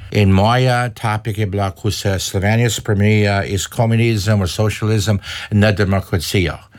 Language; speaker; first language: Slovenian; early bilingual, heritage; Slovenian